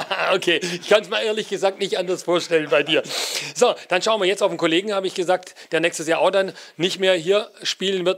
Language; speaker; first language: German; native; German